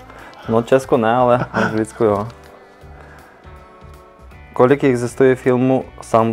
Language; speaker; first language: Czech; non-native, learner; Ukrainian